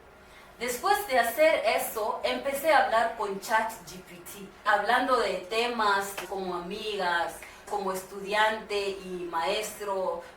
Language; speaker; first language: Spanish; non-native, learner; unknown